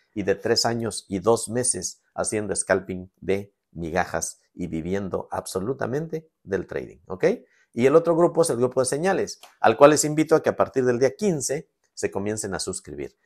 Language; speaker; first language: Spanish; native; Spanish